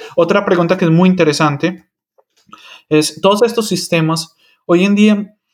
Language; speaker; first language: Spanish; native; Spanish